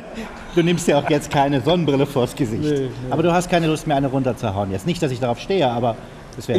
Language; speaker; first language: German; native; German